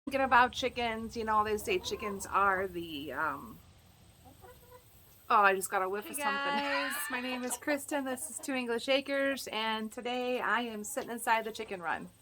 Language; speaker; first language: English; native; English